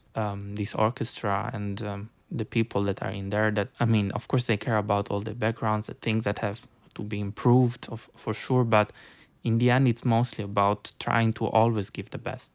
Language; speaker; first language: English; non-native, fluent; Italian